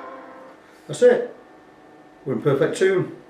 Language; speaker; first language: English; native; English